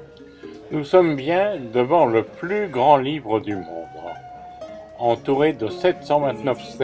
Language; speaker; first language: French; native; French